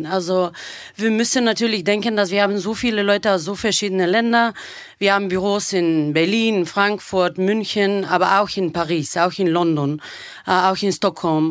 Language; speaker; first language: German; non-native, fluent; Bulgarian